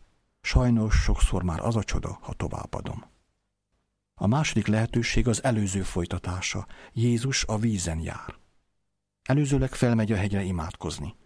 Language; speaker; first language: Hungarian; native; Hungarian